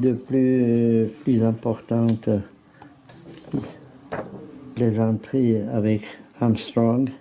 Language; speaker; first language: French; non-native, fluent; Czech